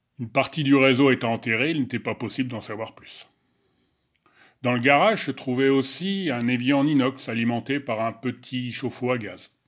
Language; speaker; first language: French; native; French